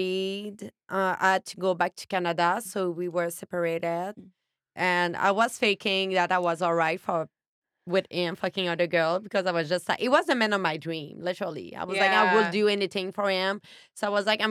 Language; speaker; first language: English; native; English